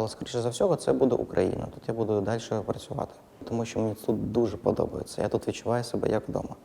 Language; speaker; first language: Ukrainian; non-native, fluent; Russian